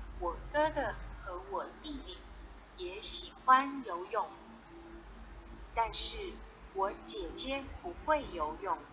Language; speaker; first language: Chinese; non-native, fluent; Thai